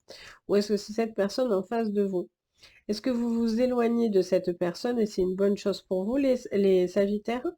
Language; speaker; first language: French; native; French